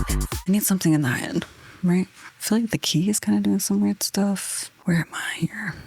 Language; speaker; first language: English; native; English